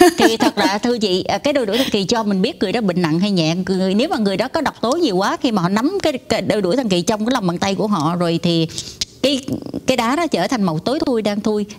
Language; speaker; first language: Vietnamese; non-native, local second language; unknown